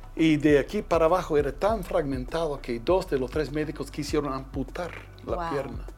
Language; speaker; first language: Spanish; non-native, fluent; English